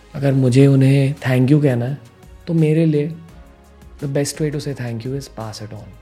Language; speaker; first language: Hindi; non-native, local second language; English